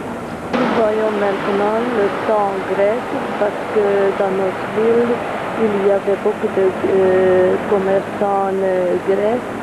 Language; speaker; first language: French; non-native, fluent; Hungarian